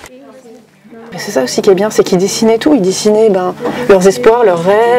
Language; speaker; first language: French; native; French